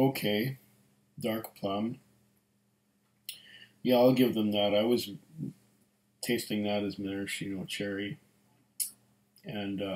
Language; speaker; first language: English; native; English